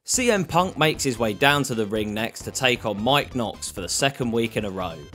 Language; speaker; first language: English; native; English